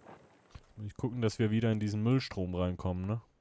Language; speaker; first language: German; native; German